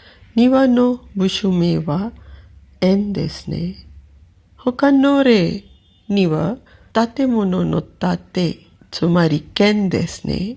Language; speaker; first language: Japanese; non-native, fluent; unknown